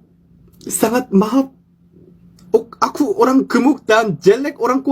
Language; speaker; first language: Indonesian; non-native, learner; Korean